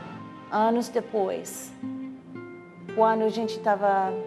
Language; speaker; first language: Portuguese; non-native, learner; English